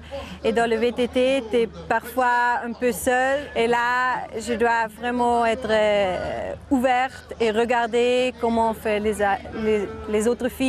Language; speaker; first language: French; non-native, local second language; German